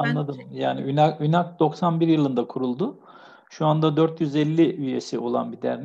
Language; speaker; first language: Turkish; native; Turkish